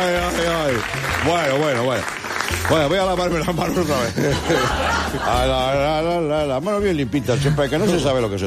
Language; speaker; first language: Spanish; native; Spanish